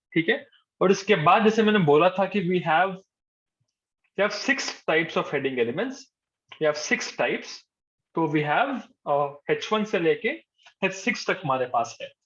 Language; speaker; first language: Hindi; non-native, local second language; Telugu